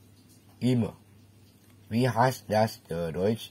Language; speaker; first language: German; non-native, learner; Indonesian